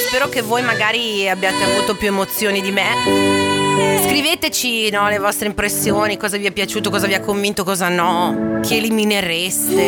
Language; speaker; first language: Italian; native; Italian